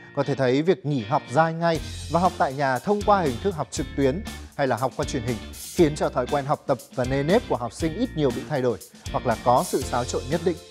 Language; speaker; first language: Vietnamese; native; Vietnamese